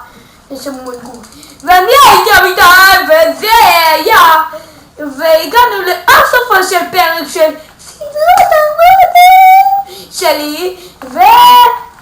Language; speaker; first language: Hebrew; native; Hebrew